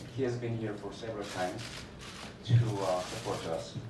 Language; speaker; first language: English; non-native, fluent; Korean